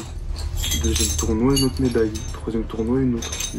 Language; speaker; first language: French; native; French